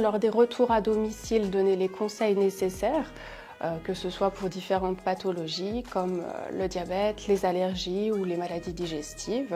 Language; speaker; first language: French; native; French